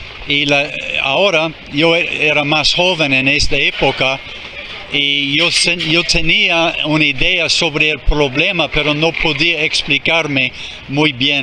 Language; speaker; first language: Spanish; non-native, fluent; English